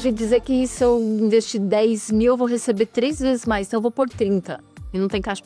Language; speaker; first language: Portuguese; native; Portuguese